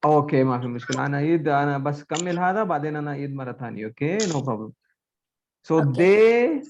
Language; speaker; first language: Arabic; non-native, learner; Urdu